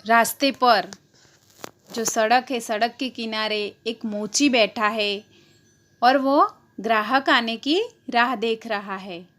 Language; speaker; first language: Hindi; non-native, local second language; Gujarati